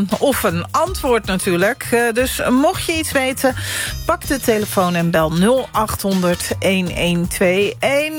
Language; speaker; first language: Dutch; native; Dutch